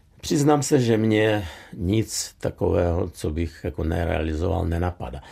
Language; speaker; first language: Czech; non-native, fluent; Russian